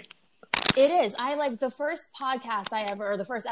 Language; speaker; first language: English; native; English